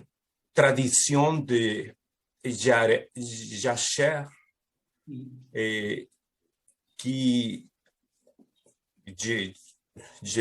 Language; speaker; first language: French; non-native, fluent; Spanish